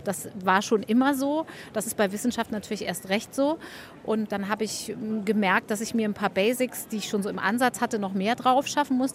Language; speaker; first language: German; native; German